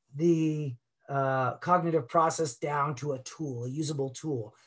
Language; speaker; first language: English; native; English